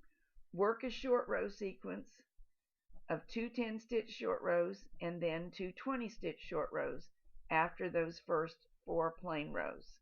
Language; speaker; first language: English; native; English